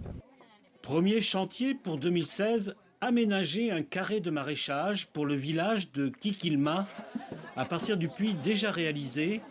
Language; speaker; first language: French; native; French